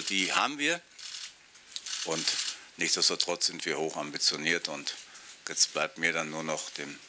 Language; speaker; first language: German; native; German